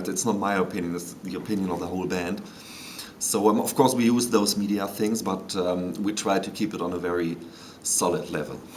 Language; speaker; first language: English; non-native, fluent; German